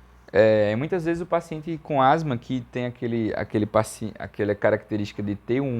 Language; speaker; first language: Portuguese; native; Portuguese